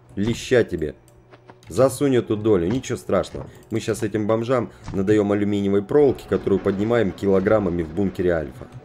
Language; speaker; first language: Russian; native; Russian